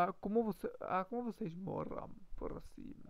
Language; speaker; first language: Portuguese; non-native, learner; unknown